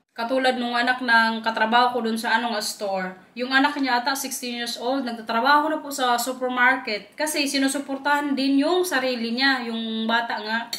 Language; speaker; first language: Filipino; non-native, local second language; Waray